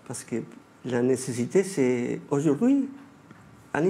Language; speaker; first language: French; non-native, fluent; Spanish